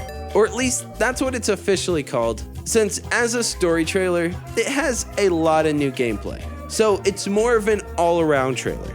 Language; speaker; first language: English; native; English